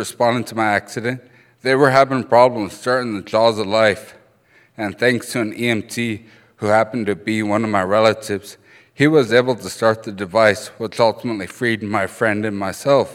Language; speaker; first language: English; early bilingual, other home language; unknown